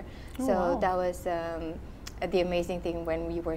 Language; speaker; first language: English; non-native, fluent; Romanian